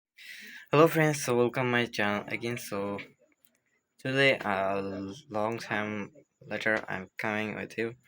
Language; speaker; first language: English; non-native, learner; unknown